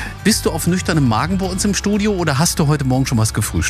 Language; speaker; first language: German; native; German